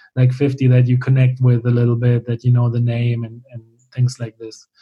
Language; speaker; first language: English; non-native, fluent; German